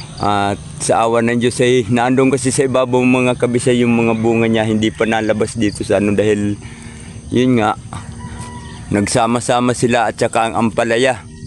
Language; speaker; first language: Filipino; non-native, local second language; Cebuano